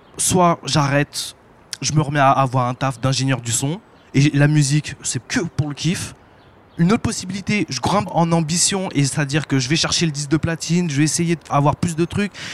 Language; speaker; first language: French; native; French